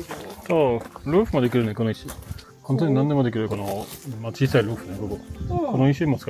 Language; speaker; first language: Japanese; non-native, learner; French